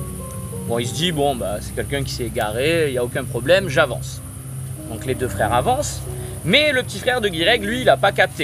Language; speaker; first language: French; native; French